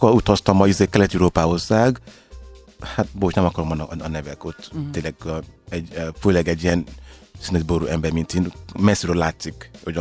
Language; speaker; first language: Hungarian; non-native, learner; Yoruba